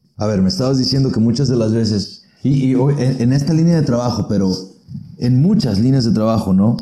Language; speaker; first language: Spanish; native; Spanish